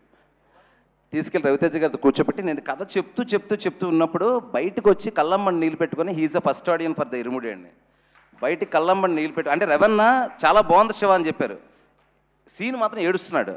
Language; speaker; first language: Telugu; native; Telugu